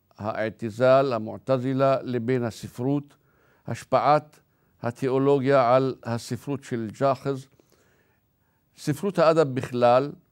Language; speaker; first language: Hebrew; non-native, local second language; Arabic